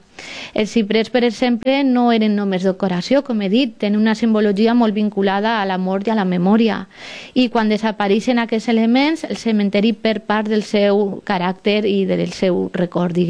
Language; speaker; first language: Catalan; native; Catalan